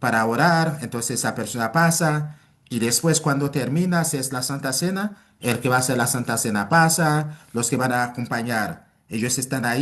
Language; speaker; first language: Spanish; non-native, fluent; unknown